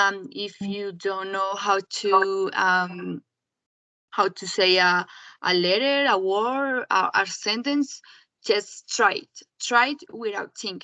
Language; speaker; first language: English; non-native, learner; Spanish